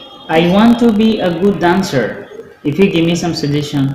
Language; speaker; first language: English; non-native, fluent; Bangla